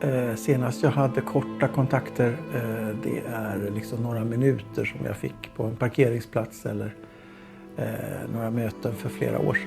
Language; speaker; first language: Swedish; non-native, fluent; Arabic